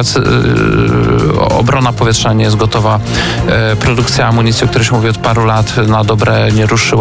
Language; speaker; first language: Polish; native; Polish